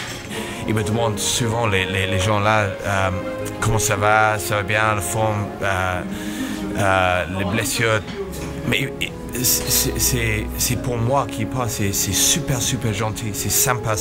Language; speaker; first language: French; non-native, fluent; English